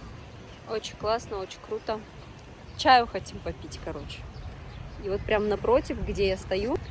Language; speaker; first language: Russian; native; Russian